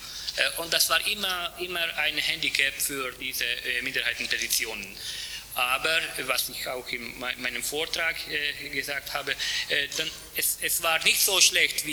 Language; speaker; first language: German; non-native, fluent; Hungarian